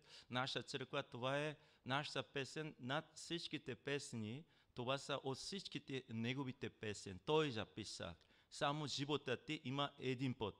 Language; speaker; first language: Bulgarian; non-native, learner; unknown